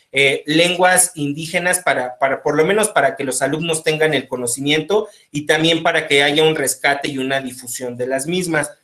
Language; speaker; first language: Spanish; native; Spanish